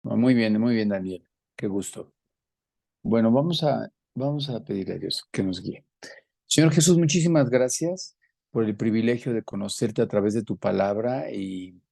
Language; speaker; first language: Spanish; native; Spanish